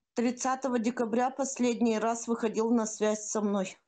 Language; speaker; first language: Russian; native; Russian